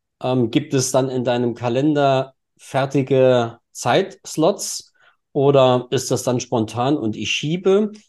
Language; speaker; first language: German; native; German